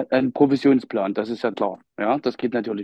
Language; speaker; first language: German; native; German